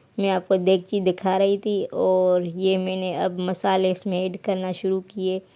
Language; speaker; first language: Urdu; non-native, local second language; Sindhi